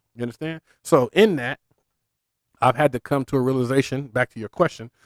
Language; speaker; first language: English; native; English